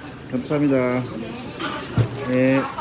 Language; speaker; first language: Korean; non-native, learner; Fijian